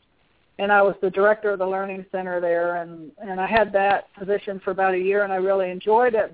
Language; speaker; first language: English; native; English